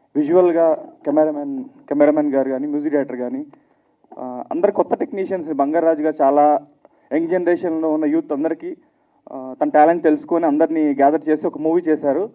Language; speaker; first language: Telugu; native; Telugu